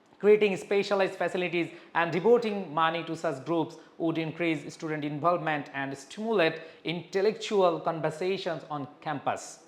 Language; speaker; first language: English; non-native, local second language; Bangla